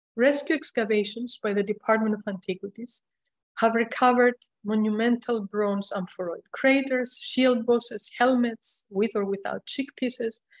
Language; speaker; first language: English; non-native, fluent; Greek